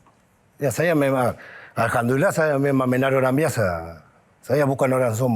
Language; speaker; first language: Indonesian; non-native, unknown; Spanish